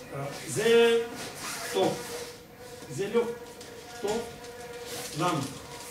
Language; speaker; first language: Hebrew; non-native, learner; Russian